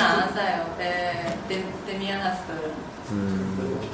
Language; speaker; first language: Korean; non-native, fluent; Japanese